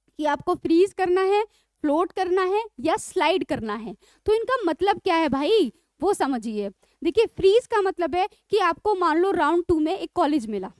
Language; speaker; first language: Hindi; native; Hindi